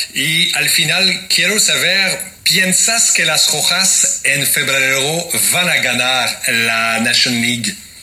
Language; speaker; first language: Spanish; non-native, learner; French